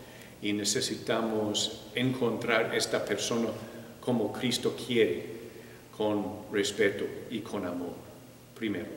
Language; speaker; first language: Spanish; non-native, fluent; English